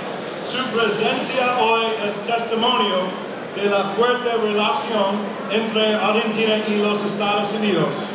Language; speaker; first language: Spanish; non-native, fluent; English